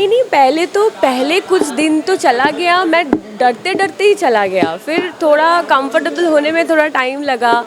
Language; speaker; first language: Hindi; non-native, local second language; Bangla